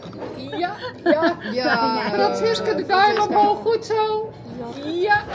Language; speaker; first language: Dutch; native; Dutch